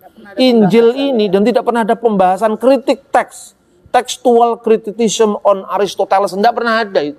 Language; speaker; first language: Indonesian; native; Indonesian